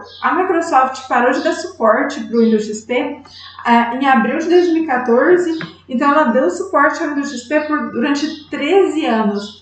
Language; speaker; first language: Portuguese; native; Portuguese